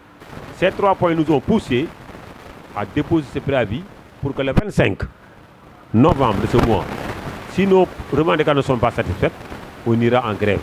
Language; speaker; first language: French; non-native, local second language; Wolof